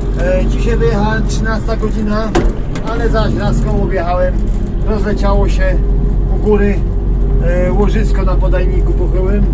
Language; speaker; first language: Polish; native; Polish